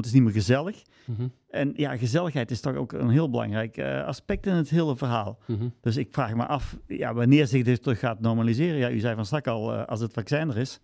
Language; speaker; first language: Dutch; native; Dutch